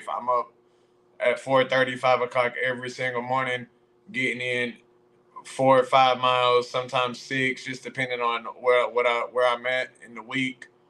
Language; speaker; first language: English; native; English